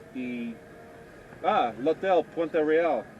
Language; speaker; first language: Spanish; non-native, learner; English